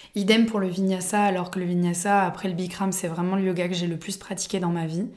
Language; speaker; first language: French; native; French